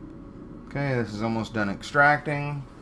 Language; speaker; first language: English; native; English